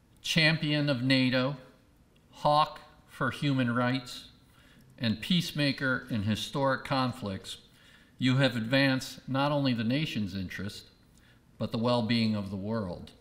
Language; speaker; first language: English; native; English